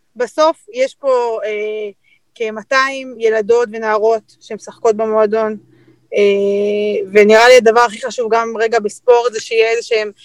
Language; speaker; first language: Hebrew; native; Hebrew